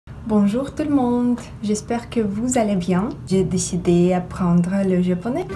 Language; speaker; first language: French; non-native, fluent; Russian